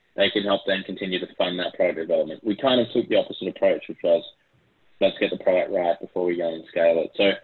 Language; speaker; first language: English; native; English